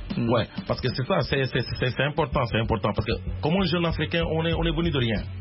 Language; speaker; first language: French; non-native, local second language; Wolof